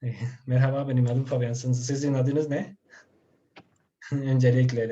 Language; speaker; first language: Turkish; non-native, fluent; Spanish